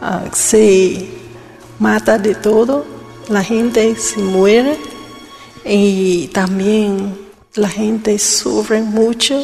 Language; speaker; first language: Spanish; non-native, learner; Vietnamese